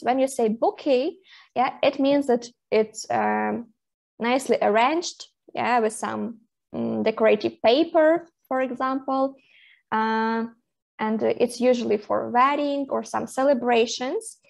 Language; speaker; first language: English; non-native, fluent; Ukrainian